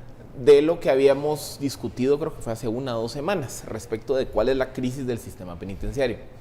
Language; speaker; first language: Spanish; native; Spanish